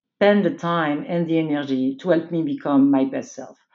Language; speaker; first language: English; non-native, fluent; French